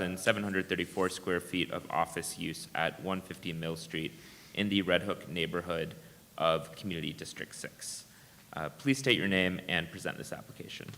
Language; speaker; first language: English; native; English